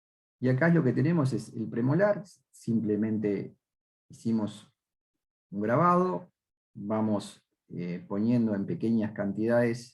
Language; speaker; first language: Spanish; native; Spanish